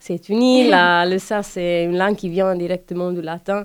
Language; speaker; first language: French; non-native, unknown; Italian